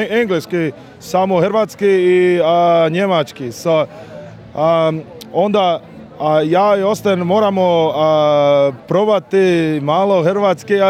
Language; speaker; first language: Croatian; non-native, learner; English